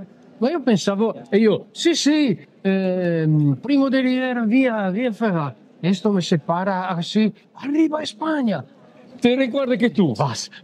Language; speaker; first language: Spanish; non-native, learner; Italian